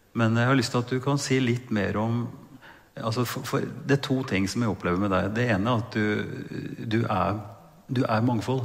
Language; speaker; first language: Norwegian; native; Norwegian